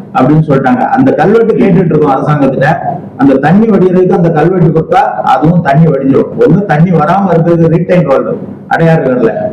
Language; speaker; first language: Tamil; native; Tamil